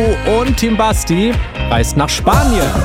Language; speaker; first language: German; native; German